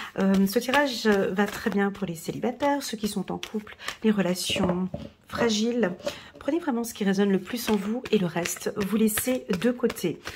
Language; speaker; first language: French; native; French